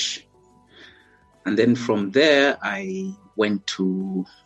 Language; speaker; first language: English; non-native, local second language; Ganda